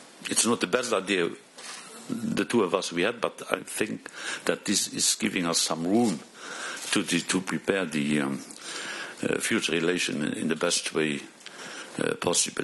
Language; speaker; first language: English; non-native, fluent; Luxembourgish